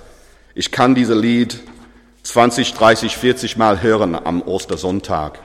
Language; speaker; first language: German; non-native, fluent; English